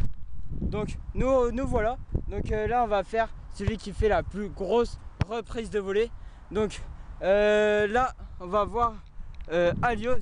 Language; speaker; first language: French; native; French